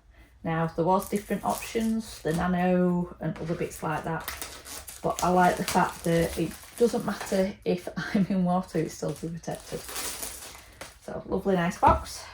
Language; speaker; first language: English; native; English